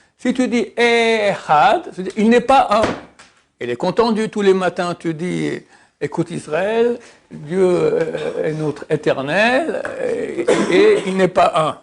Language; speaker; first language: French; native; French